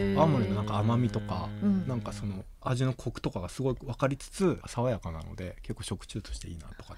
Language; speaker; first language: Japanese; native; Japanese